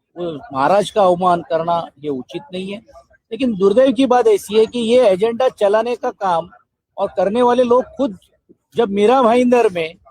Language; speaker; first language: Hindi; non-native, local second language; Marathi